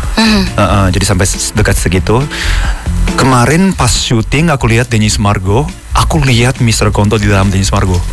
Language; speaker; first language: Indonesian; non-native, fluent; Japanese